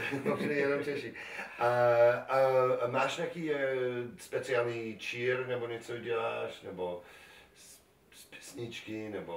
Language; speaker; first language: Czech; non-native, learner; English